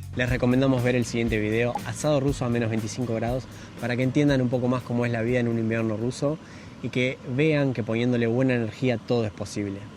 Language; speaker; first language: Spanish; native; Spanish